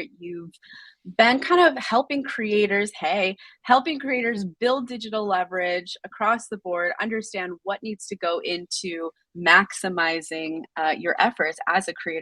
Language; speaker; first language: English; native; English